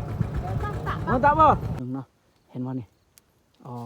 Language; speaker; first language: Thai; non-native, local second language; Northeastern Thai